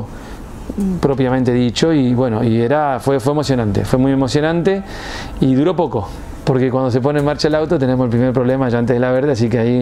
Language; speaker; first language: Spanish; native; Spanish